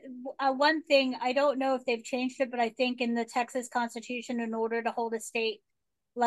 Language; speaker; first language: English; native; English